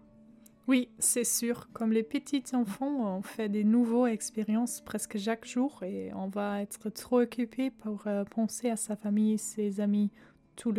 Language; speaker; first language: French; non-native, fluent; German